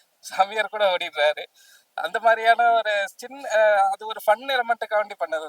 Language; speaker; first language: Tamil; native; Tamil